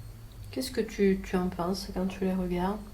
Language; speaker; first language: French; native; French